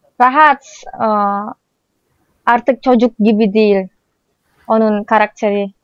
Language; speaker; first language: Turkish; non-native, learner; Indonesian